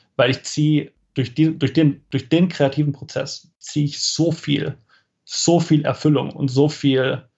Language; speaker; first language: German; native; German